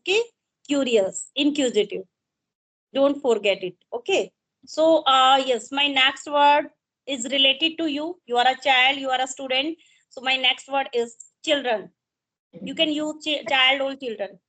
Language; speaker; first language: English; non-native, local second language; Hindi